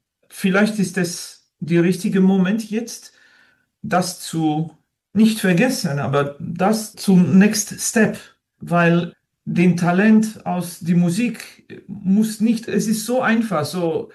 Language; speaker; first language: German; non-native, fluent; French